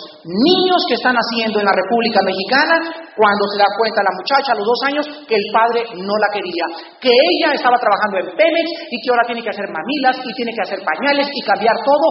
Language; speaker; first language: Spanish; native; Spanish